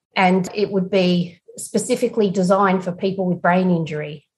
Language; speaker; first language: English; native; English